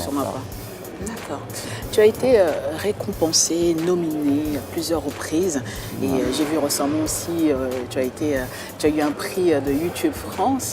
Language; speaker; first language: French; native; French